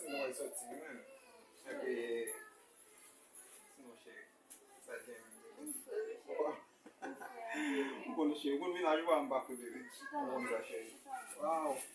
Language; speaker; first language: French; non-native, learner; Haitian Creole